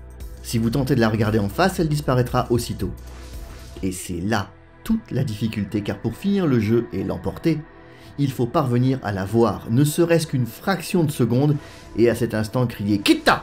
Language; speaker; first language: French; native; French